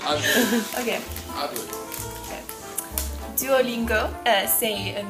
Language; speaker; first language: French; non-native, learner; English